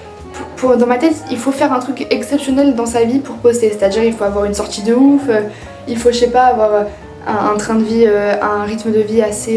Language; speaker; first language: French; native; French